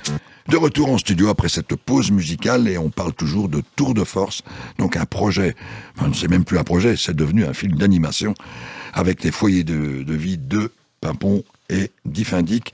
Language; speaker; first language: French; native; French